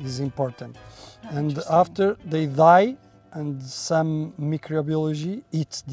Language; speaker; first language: English; non-native, learner; Portuguese